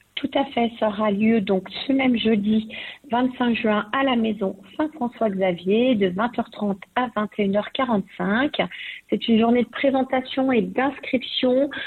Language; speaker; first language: French; native; French